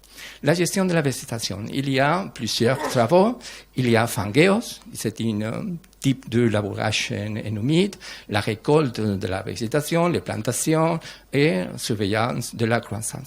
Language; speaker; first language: French; non-native, learner; Spanish